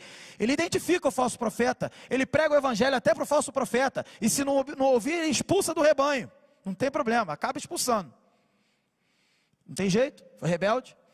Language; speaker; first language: Portuguese; native; Portuguese